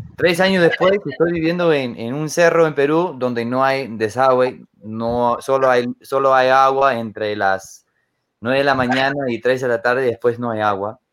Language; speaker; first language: Spanish; non-native, fluent; English